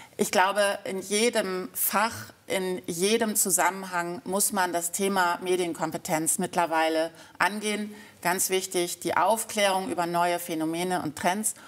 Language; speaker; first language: German; native; German